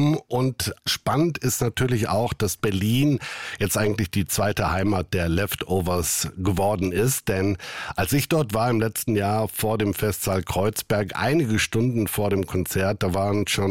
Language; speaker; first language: German; native; German